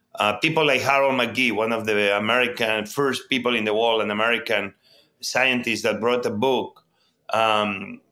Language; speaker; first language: English; non-native, fluent; Spanish